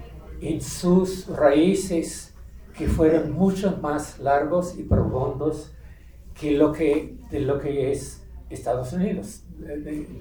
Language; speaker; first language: Spanish; non-native, fluent; English